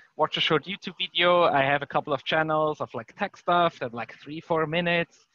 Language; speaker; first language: English; non-native, fluent; German